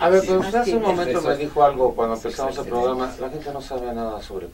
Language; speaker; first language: Spanish; native; Spanish